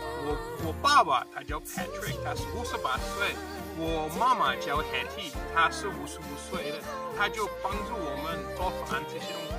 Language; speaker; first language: Chinese; non-native, learner; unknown